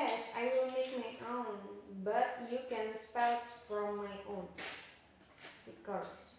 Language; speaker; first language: English; non-native, learner; Indonesian